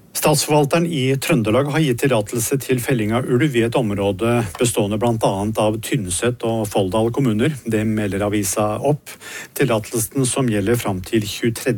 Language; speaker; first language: Norwegian; native; Norwegian